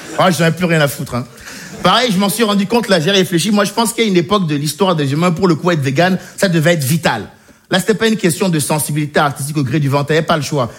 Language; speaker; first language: French; native; French